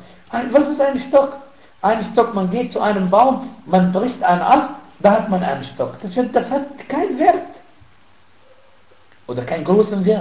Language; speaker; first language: German; non-native, fluent; Arabic